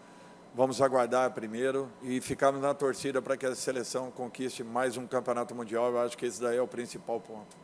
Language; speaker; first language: Portuguese; native; Portuguese